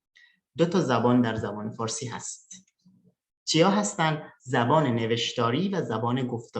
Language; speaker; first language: Persian; early bilingual, other home language; Indonesian